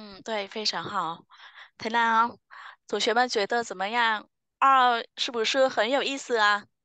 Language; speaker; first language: Chinese; non-native, fluent; Vietnamese